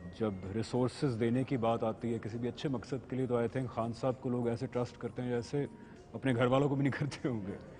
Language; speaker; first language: Urdu; native; Urdu